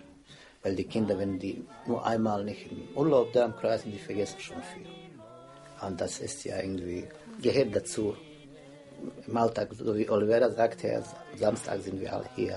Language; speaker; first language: German; non-native, fluent; Croatian